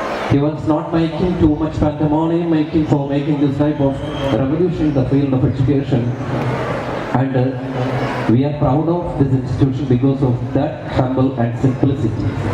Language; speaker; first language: English; non-native, local second language; Malayalam